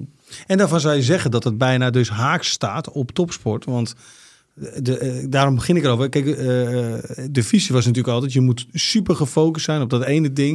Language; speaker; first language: Dutch; native; Dutch